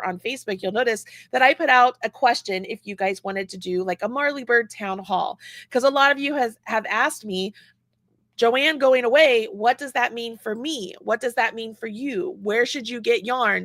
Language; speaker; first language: English; native; English